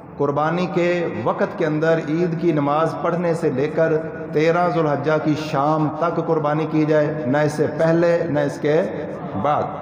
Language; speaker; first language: Urdu; non-native, local second language; Punjabi